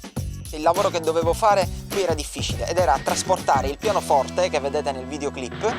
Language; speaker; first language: Italian; native; Italian